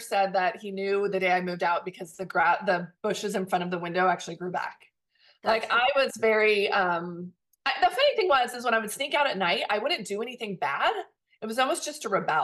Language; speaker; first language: English; native; English